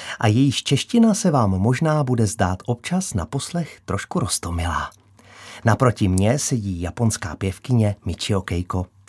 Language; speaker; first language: Czech; native; Czech